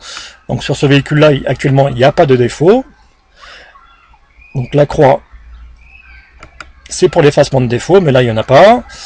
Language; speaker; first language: French; native; French